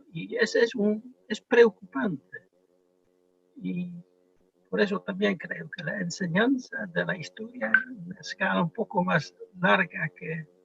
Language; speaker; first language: Spanish; non-native, fluent; Dutch